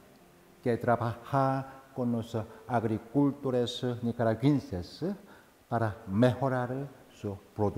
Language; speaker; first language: Spanish; non-native, fluent; Korean